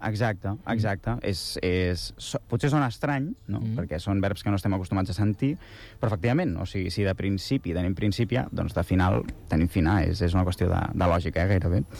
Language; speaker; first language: Catalan; native; Catalan